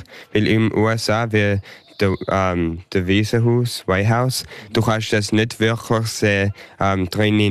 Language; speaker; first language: German; early bilingual, heritage; English